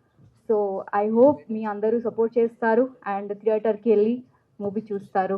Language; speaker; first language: Telugu; non-native, fluent; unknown